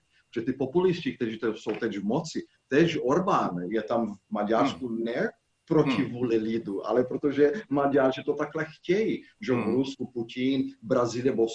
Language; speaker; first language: Czech; non-native, fluent; Portuguese